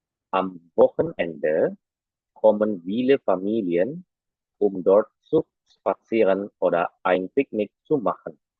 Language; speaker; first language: German; non-native, fluent; Indonesian